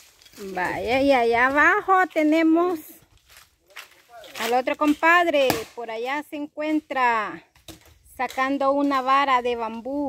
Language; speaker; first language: Spanish; native; Spanish